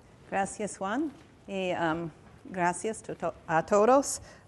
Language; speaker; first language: Spanish; non-native, learner; English